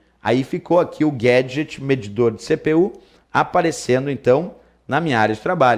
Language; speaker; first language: Portuguese; native; Portuguese